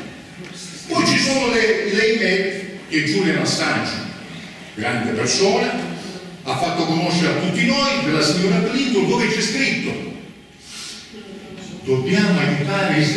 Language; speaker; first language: Italian; native; Italian